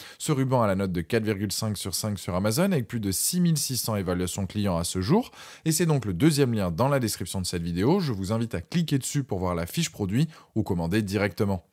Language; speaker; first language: French; native; French